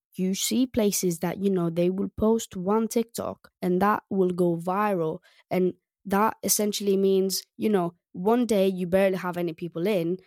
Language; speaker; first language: English; non-native, fluent; Greek